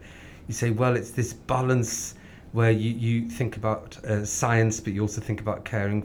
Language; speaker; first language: English; native; English